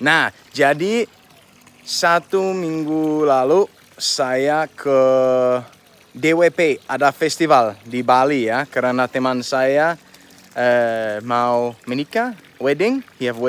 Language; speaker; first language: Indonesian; non-native, fluent; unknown